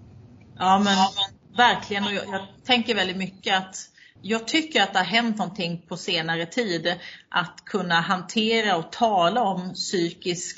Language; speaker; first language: Swedish; native; Swedish